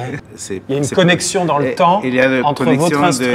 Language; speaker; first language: French; native; French